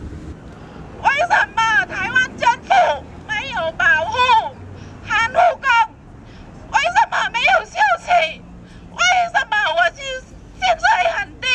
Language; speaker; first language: Chinese; non-native, learner; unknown